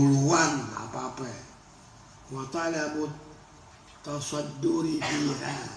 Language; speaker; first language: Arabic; non-native, fluent; Indonesian